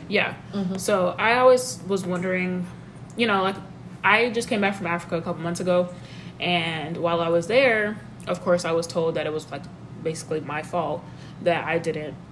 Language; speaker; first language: English; native; English